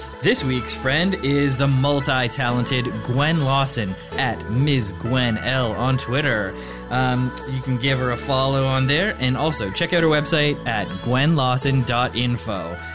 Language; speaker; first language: English; native; English